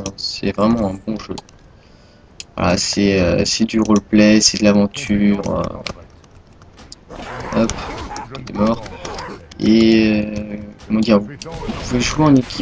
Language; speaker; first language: French; native; French